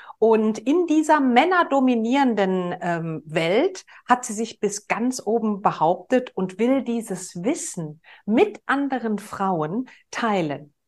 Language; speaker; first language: German; native; German